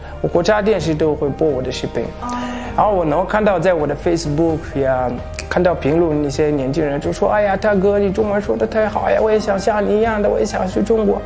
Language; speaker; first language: Chinese; non-native, fluent; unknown